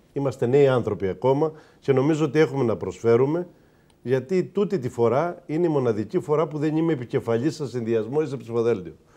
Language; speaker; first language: Greek; native; Greek